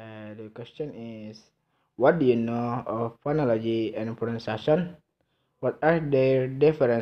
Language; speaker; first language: English; non-native, learner; Indonesian